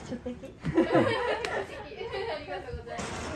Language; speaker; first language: Japanese; native; Japanese